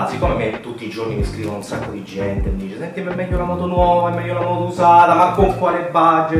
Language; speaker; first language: Italian; native; Italian